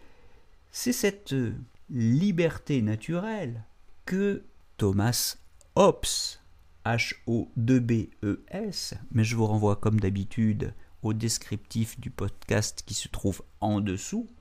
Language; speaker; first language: French; native; French